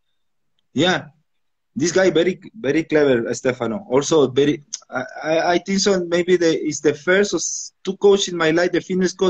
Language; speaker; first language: English; non-native, learner; Spanish